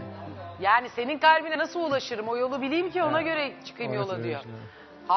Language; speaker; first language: Turkish; native; Turkish